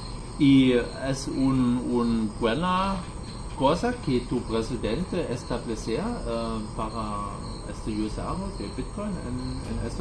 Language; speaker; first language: Spanish; non-native, learner; German